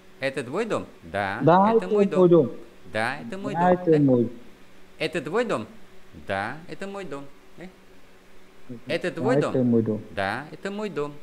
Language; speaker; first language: Russian; non-native, fluent; Vietnamese